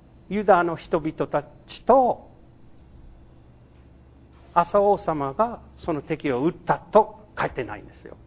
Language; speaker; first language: Japanese; non-native, fluent; English